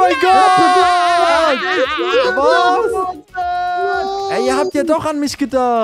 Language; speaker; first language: German; native; German